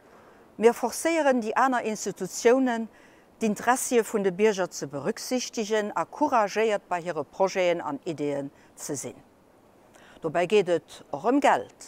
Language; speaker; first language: German; non-native, local second language; Luxembourgish